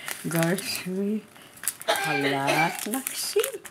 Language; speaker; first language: Hebrew; non-native, fluent; Polish